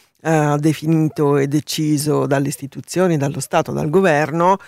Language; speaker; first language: Italian; native; Italian